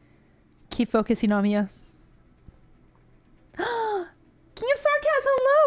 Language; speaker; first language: English; native; English